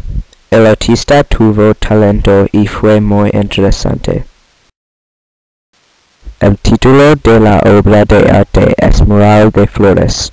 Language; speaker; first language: Spanish; non-native, learner; English